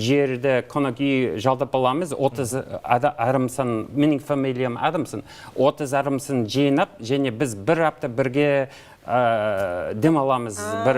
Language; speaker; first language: Kazakh; non-native, learner; English